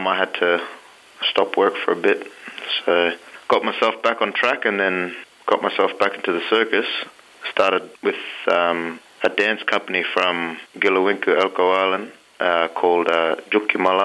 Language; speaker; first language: English; native; English